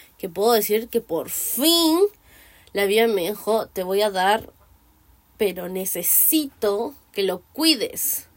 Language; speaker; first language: Spanish; native; Spanish